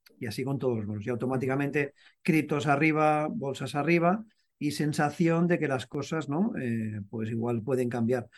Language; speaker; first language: Spanish; native; Spanish